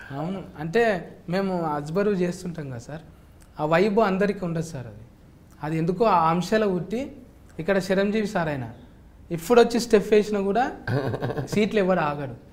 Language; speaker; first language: Telugu; native; Telugu